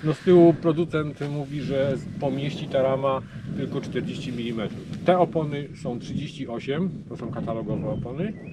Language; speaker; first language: Polish; native; Polish